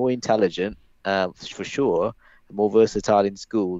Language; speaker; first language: English; native; English